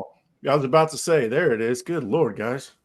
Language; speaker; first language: English; native; English